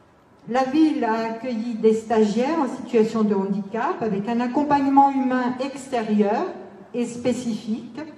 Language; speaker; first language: French; native; French